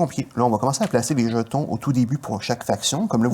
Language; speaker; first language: French; native; French